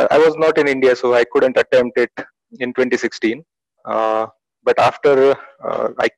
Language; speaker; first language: English; non-native, local second language; Marathi